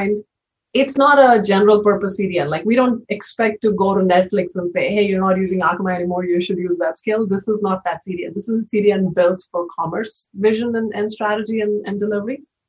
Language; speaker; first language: English; non-native, local second language; Hindi